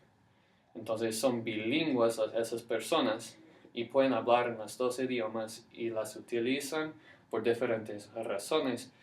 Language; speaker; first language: Spanish; non-native, fluent; English